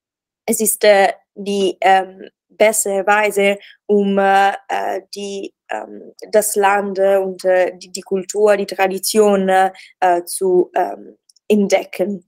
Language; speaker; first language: German; non-native, learner; Italian